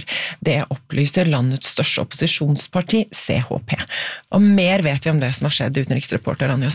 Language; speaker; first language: Norwegian; native; Norwegian